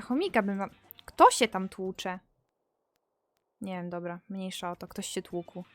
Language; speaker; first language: Polish; native; Polish